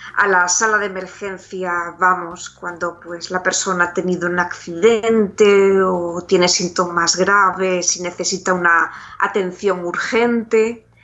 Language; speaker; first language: Spanish; native; Spanish